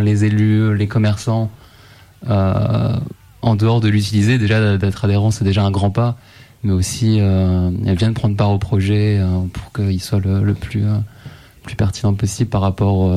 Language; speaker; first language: French; native; French